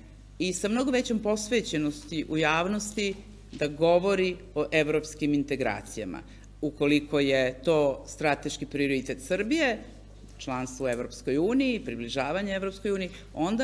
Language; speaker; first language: Serbian; native; Serbian